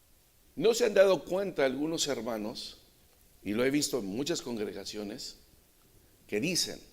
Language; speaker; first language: Spanish; native; Spanish